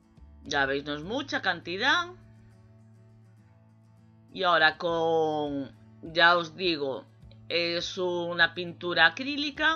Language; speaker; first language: Spanish; native; Spanish